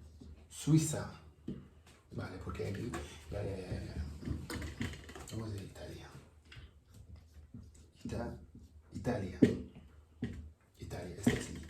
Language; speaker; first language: Spanish; non-native, learner; Wolof